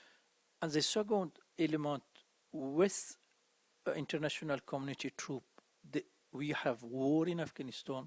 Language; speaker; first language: English; non-native, fluent; Persian